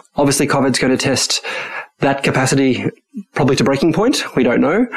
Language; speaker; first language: English; early bilingual, other home language; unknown